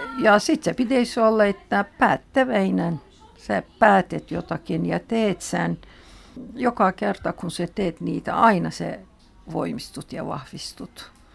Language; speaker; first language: Finnish; non-native, fluent; Turkish